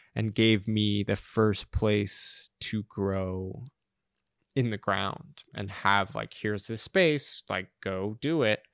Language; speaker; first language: English; native; English